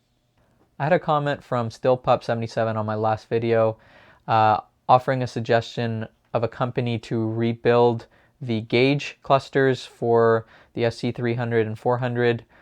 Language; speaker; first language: English; native; English